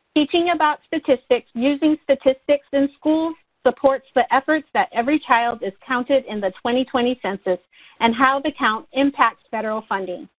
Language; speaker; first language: English; native; English